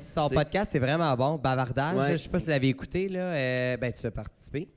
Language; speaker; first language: French; native; French